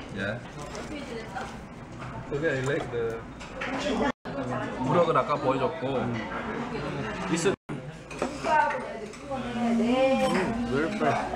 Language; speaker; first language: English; non-native, learner; Korean